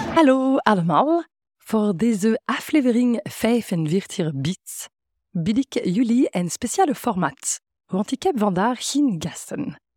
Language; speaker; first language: Dutch; non-native, fluent; French